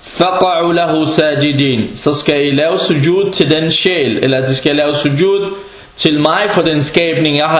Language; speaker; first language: Danish; non-native, fluent; Arabic